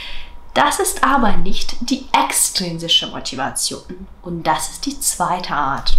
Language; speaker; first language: German; non-native, fluent; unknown